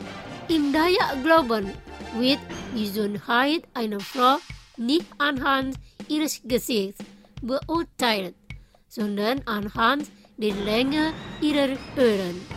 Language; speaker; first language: German; non-native, fluent; Indonesian